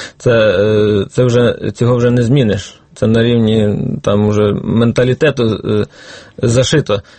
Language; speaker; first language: Ukrainian; native; Ukrainian